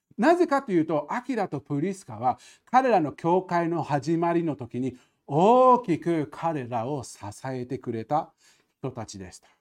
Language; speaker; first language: Japanese; non-native, fluent; English